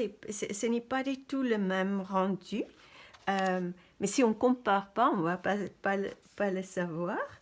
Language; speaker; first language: French; non-native, fluent; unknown